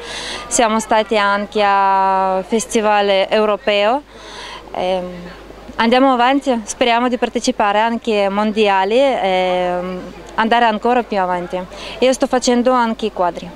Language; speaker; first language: Italian; non-native, learner; Russian